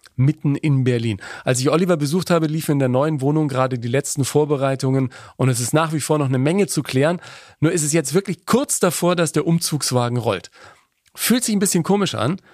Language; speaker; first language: German; native; German